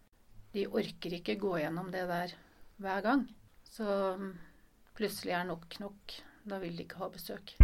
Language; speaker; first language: Norwegian; native; Norwegian